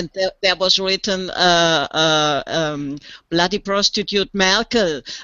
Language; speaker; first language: English; non-native, fluent; German